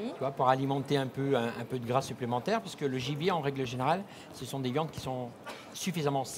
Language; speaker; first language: French; native; French